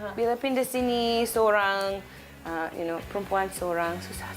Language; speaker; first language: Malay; non-native, learner; English